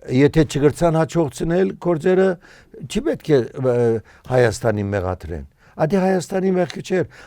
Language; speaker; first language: Armenian; early bilingual, heritage; Armenian